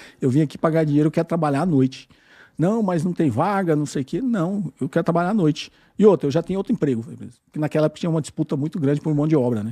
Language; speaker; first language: Portuguese; native; Portuguese